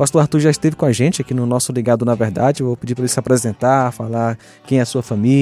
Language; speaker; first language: Portuguese; native; Portuguese